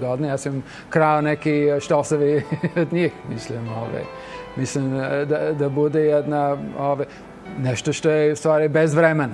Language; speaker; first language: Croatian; non-native, fluent; English